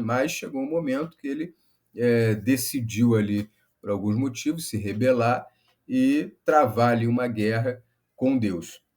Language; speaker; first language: Portuguese; native; Portuguese